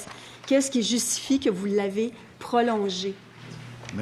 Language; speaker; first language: French; native; French